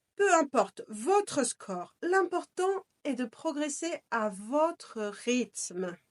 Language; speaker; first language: French; native; French